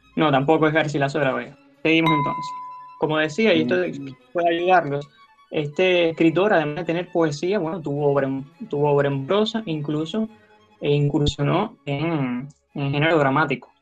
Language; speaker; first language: Spanish; native; Spanish